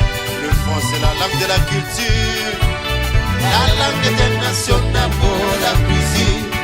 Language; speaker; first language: French; non-native, learner; English